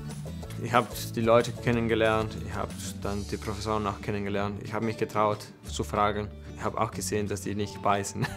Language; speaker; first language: German; non-native, fluent; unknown